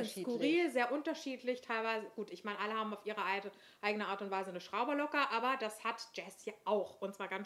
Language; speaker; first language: German; native; German